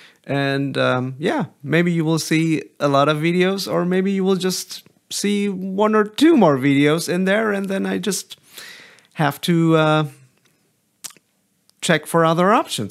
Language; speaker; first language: English; non-native, fluent; German